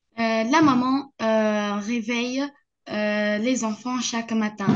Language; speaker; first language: French; non-native, learner; Arabic